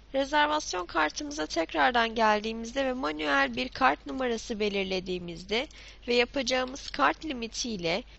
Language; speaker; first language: Turkish; native; Turkish